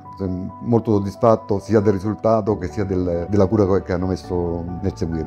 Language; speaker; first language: Italian; native; Italian